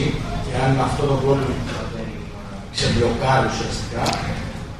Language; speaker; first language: Greek; native; Greek